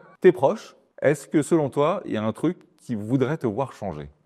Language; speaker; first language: French; native; French